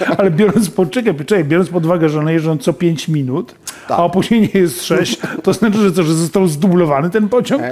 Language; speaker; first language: Polish; native; Polish